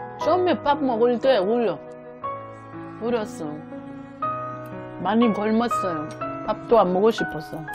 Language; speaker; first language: Korean; non-native, learner; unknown